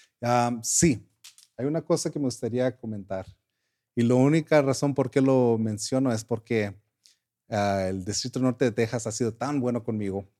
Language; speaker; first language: Spanish; early bilingual, heritage; Spanish